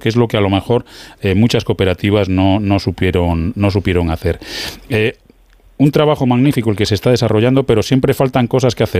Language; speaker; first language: Spanish; native; Spanish